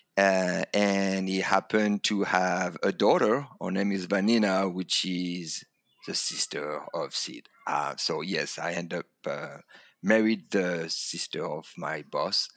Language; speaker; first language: English; non-native, fluent; French